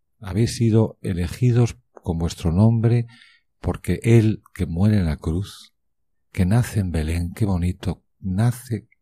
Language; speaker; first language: Spanish; native; Spanish